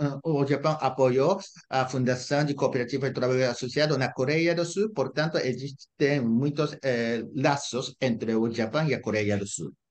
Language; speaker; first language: Portuguese; non-native, fluent; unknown